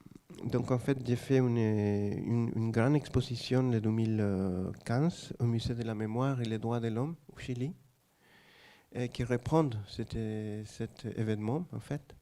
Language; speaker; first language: French; non-native, fluent; Spanish